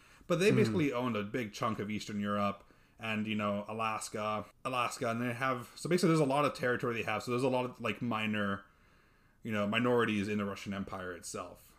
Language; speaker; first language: English; native; English